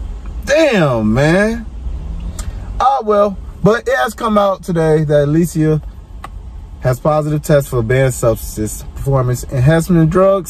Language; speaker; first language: English; native; English